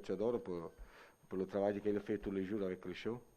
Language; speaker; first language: French; non-native, learner; Italian